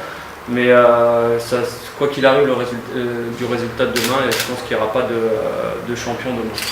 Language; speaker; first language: French; native; French